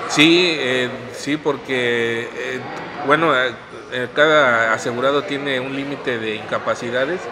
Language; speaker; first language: Spanish; native; Spanish